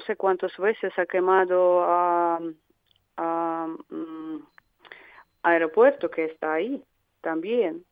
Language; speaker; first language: Spanish; non-native, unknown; Russian